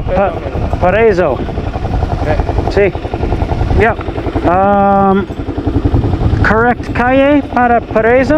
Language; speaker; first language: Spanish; non-native, learner; English